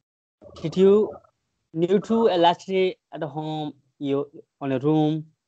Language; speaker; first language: English; non-native, fluent; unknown